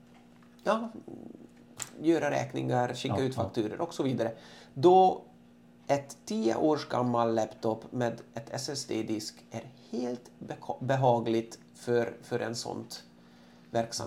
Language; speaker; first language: Swedish; non-native, fluent; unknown